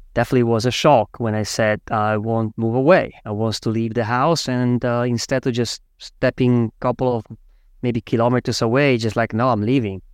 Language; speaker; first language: English; non-native, fluent; Italian